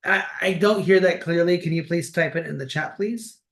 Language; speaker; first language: English; native; English